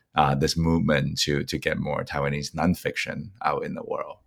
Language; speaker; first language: English; non-native, fluent; Chinese